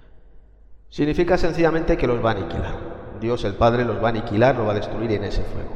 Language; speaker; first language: Spanish; native; Spanish